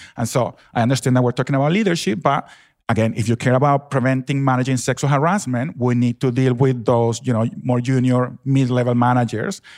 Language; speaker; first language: English; non-native, fluent; Spanish